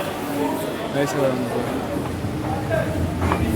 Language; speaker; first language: French; native; French